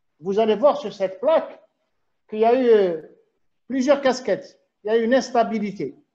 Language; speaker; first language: French; non-native, local second language; Arabic